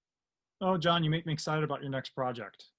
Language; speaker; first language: English; native; English